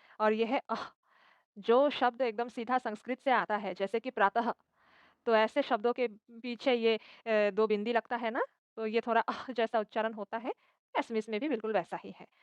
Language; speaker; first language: Hindi; non-native, local second language; Assamese